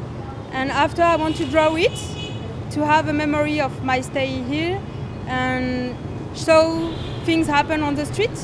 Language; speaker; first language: English; non-native, learner; French